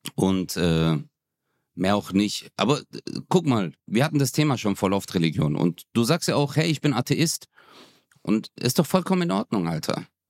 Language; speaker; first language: German; early bilingual, other home language; Turkish